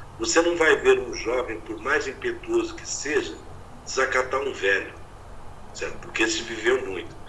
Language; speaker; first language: Portuguese; native; Portuguese